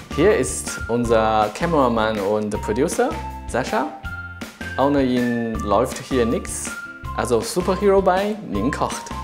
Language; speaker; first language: German; non-native, fluent; Chinese